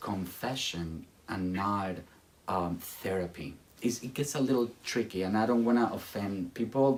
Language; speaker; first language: English; non-native, fluent; Spanish